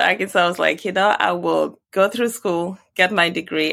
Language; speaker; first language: English; non-native, local second language; Swahili